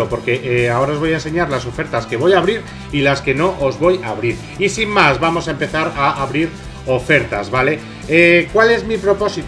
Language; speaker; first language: Spanish; native; Spanish